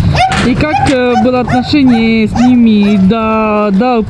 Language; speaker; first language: Russian; non-native, learner; French